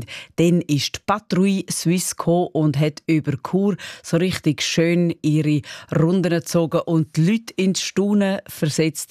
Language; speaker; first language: German; native; German